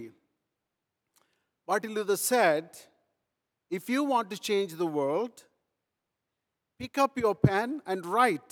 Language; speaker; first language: English; non-native, local second language; Telugu